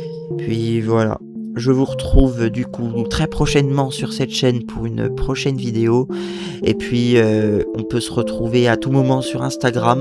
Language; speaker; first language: French; native; French